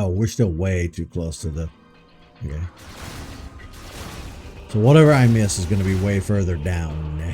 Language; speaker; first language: English; native; English